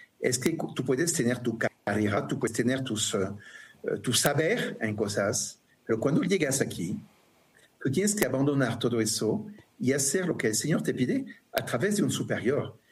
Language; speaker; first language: Spanish; non-native, fluent; French